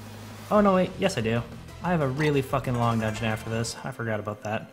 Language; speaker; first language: English; native; English